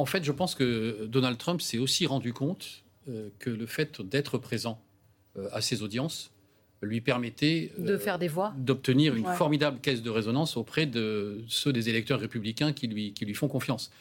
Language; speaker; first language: French; native; French